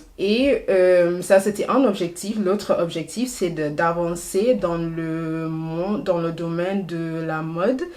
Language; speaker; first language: French; non-native, fluent; English